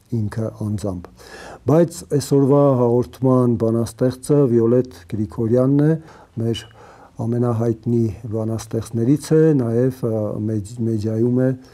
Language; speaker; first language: Armenian; native; Armenian